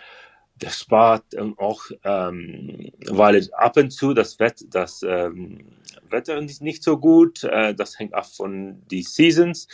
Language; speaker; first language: German; non-native, learner; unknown